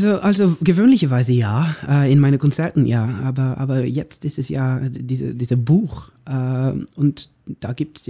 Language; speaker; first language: German; non-native, learner; Norwegian